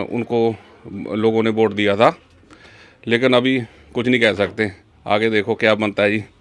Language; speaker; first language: Hindi; non-native, local second language; Punjabi